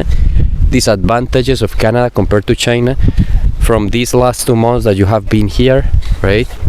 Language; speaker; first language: English; non-native, fluent; Spanish